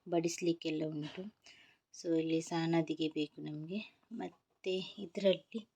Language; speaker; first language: Kannada; non-native, local second language; Tulu